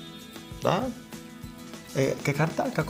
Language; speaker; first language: Russian; non-native, learner; Spanish